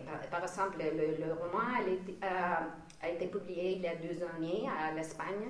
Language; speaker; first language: French; non-native, fluent; Spanish